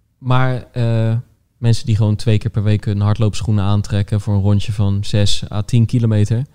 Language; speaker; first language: Dutch; native; Dutch